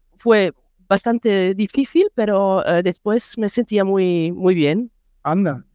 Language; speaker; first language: Spanish; non-native, learner; German